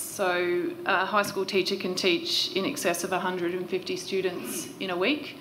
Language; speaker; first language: English; native; English